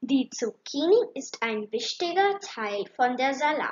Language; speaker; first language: German; non-native, learner; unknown